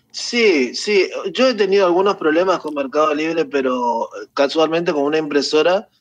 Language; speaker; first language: Spanish; native; Spanish